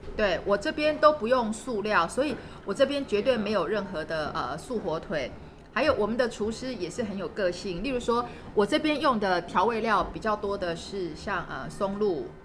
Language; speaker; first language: Chinese; native; Chinese